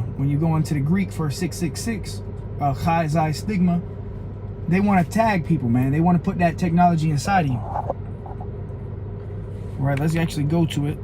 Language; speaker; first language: English; native; English